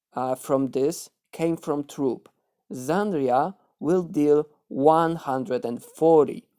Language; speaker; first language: English; non-native, fluent; Polish